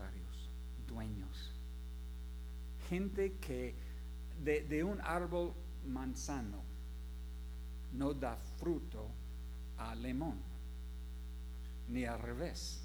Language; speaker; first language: Spanish; non-native, fluent; English